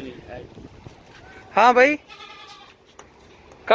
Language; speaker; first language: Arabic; non-native, learner; Urdu